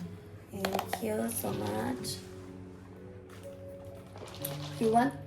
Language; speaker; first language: English; non-native, learner; Filipino